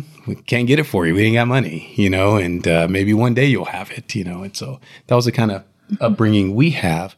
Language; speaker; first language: English; native; English